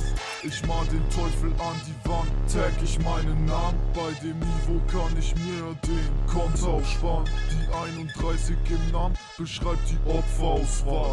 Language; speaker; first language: German; native; German